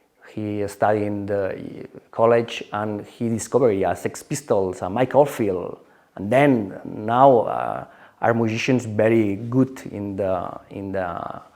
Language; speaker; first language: English; non-native, learner; Spanish